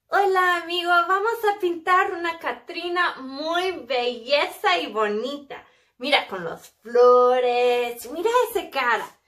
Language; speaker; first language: Spanish; early bilingual, heritage; Spanish